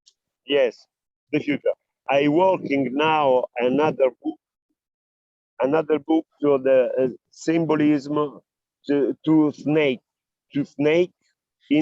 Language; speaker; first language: English; non-native, learner; Italian